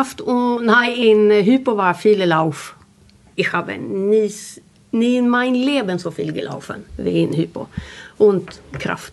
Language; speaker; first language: German; non-native, learner; Swedish